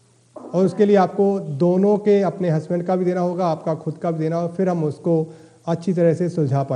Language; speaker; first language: Hindi; native; Hindi